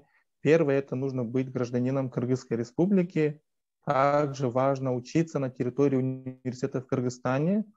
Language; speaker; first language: Russian; native; Russian